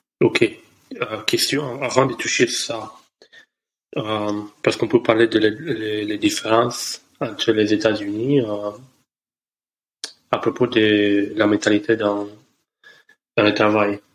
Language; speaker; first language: French; non-native, learner; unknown